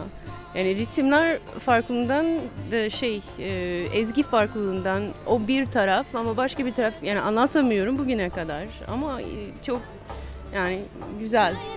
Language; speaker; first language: Turkish; non-native, fluent; English